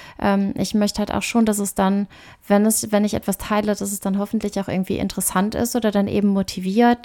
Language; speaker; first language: German; native; German